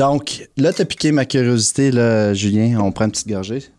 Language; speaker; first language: French; native; French